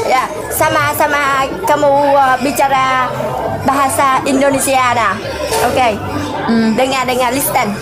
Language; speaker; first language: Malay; non-native, learner; Vietnamese